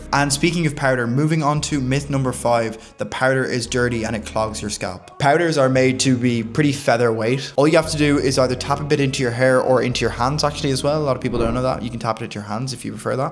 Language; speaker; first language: English; native; English